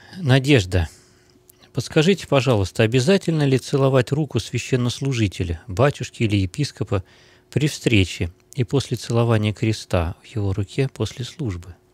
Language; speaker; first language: Russian; native; Russian